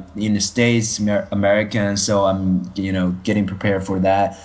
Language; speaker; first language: English; non-native, fluent; Chinese